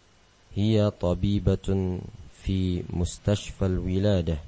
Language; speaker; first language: Arabic; non-native, fluent; Indonesian